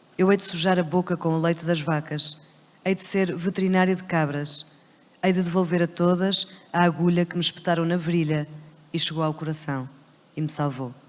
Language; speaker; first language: Portuguese; native; Portuguese